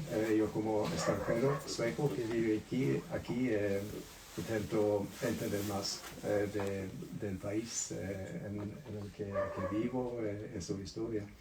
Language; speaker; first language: Spanish; non-native, fluent; Swedish